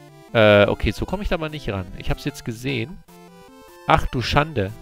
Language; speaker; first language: German; native; German